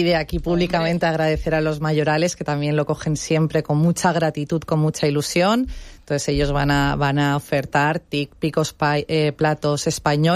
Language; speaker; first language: Spanish; native; Spanish